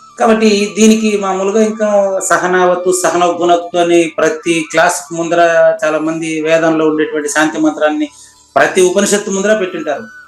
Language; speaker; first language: Telugu; non-native, local second language; Tamil